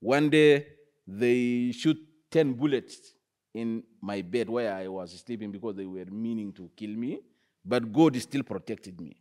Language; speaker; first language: English; non-native, fluent; Arabic